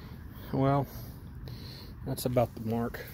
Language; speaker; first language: English; native; English